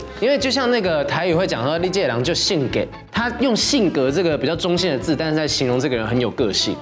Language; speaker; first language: Chinese; native; Chinese